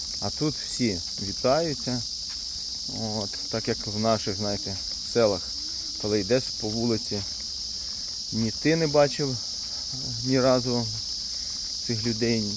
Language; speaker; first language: Ukrainian; native; Ukrainian